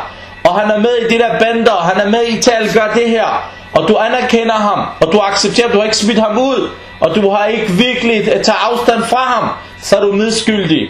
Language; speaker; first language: Danish; early bilingual, other home language; Arabic